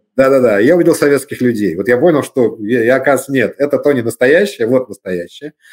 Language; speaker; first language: Russian; native; Russian